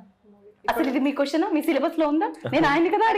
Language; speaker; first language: Telugu; native; Telugu